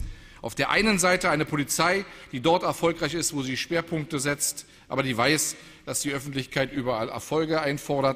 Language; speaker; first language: German; native; German